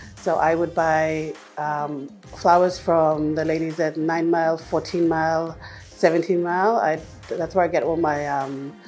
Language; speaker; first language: English; non-native, fluent; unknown